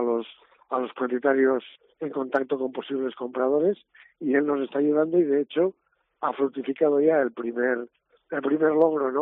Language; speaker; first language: Spanish; native; Spanish